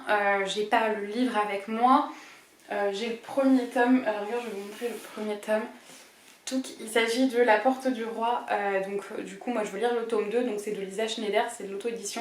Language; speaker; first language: French; native; French